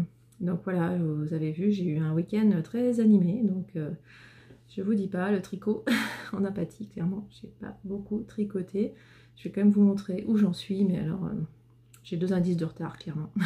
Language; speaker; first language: French; native; French